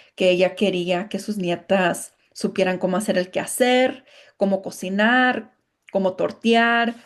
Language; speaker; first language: Spanish; early bilingual, other home language; English